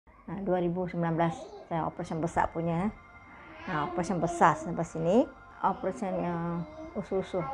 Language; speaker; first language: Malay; non-native, local second language; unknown